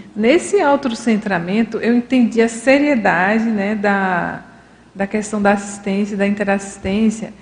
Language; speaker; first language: Portuguese; native; Portuguese